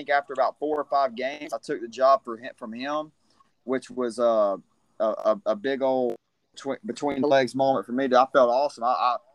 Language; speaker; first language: English; native; English